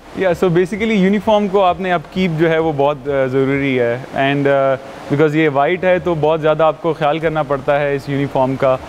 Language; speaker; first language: Urdu; native; Urdu